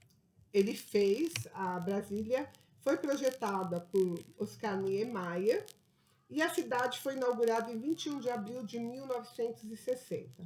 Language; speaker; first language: Portuguese; native; Portuguese